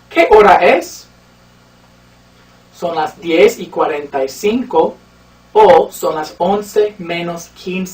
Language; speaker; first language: Spanish; non-native, fluent; English